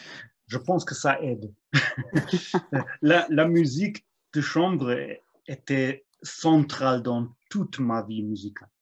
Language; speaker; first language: French; non-native, fluent; German